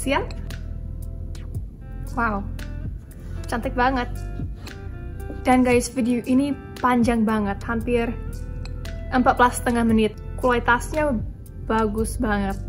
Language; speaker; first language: Indonesian; non-native, fluent; English